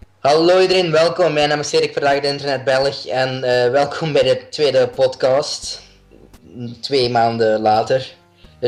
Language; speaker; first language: Dutch; native; Dutch